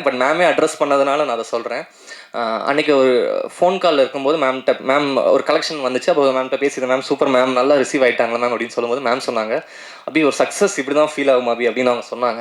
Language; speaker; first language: Tamil; native; Tamil